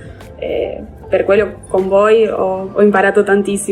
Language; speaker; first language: Italian; non-native, fluent; Spanish